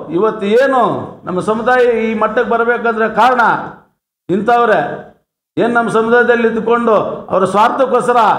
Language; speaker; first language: Kannada; native; Kannada